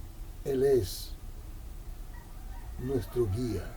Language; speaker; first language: Spanish; native; Spanish